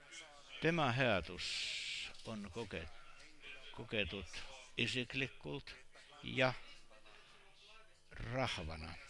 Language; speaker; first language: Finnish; non-native, learner; Estonian